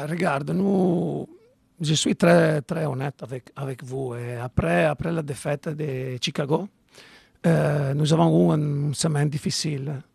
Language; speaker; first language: French; non-native, fluent; Italian